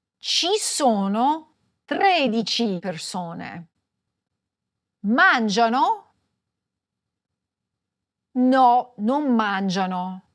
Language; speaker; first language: Italian; non-native, fluent; English